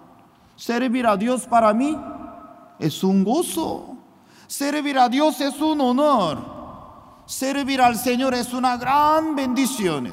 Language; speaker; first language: Spanish; non-native, fluent; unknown